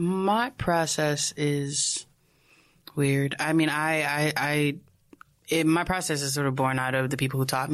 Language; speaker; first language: English; native; English